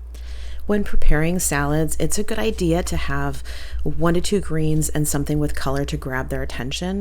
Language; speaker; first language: English; native; English